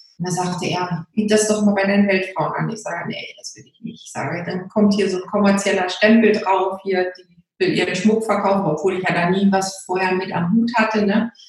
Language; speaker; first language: German; native; German